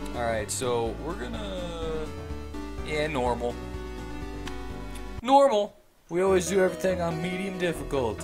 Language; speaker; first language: English; native; English